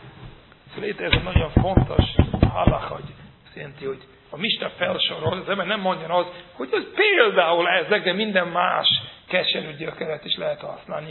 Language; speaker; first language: Hungarian; non-native, fluent; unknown